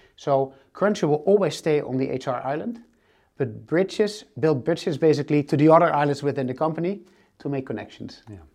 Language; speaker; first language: English; non-native, fluent; Dutch